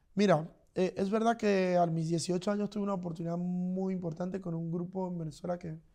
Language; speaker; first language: Spanish; native; Spanish